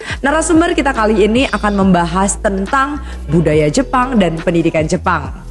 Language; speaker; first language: Indonesian; native; Indonesian